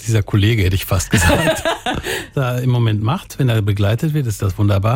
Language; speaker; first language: German; native; German